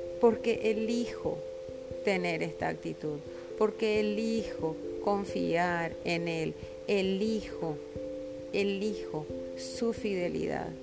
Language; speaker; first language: Spanish; native; Spanish